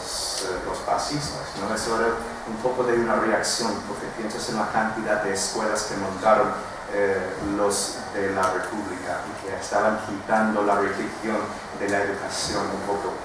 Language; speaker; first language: Spanish; non-native, fluent; English